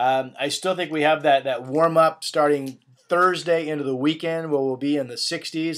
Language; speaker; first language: English; native; English